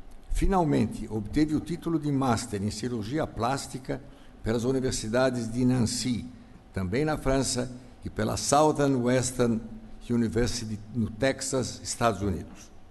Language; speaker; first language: Portuguese; early bilingual, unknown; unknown